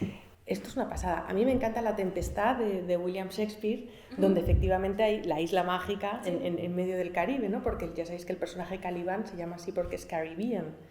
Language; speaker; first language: Spanish; native; Spanish